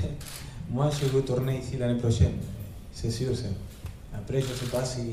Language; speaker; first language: French; non-native, learner; Spanish